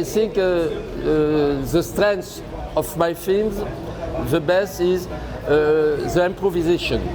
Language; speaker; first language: English; non-native, fluent; French